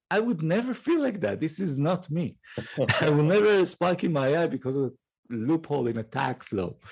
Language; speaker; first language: English; non-native, fluent; Hebrew